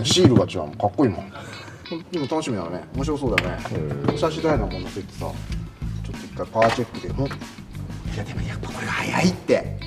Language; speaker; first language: Japanese; native; Japanese